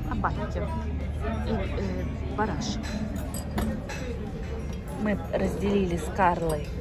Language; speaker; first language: Russian; native; Russian